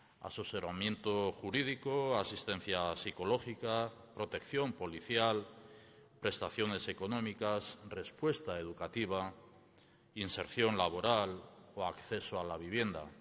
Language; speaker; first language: Spanish; native; Spanish